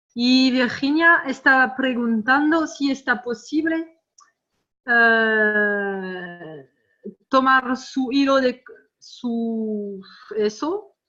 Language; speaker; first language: Spanish; non-native, fluent; French